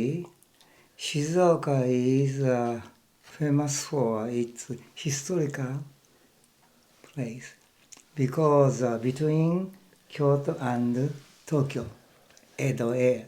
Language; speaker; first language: English; non-native, learner; Japanese